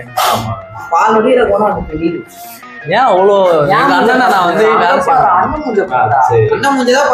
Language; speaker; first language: Tamil; native; Tamil